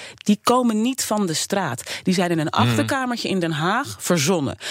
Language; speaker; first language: Dutch; native; Dutch